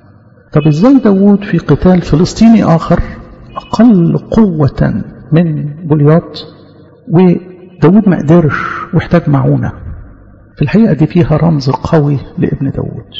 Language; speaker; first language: Arabic; native; Arabic